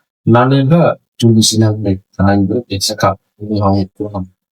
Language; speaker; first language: Japanese; non-native, learner; Indonesian